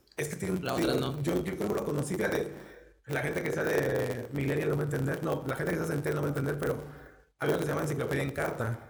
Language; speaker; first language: Spanish; native; Spanish